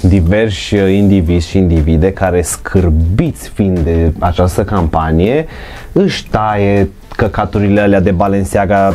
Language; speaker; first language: Romanian; native; Romanian